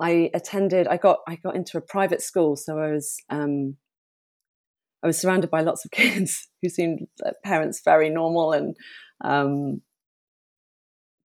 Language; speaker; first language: English; native; English